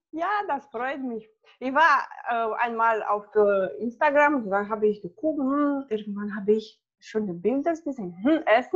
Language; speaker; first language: German; non-native, fluent; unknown